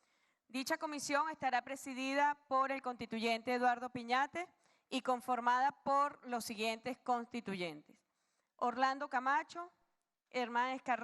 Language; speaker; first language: Spanish; native; Spanish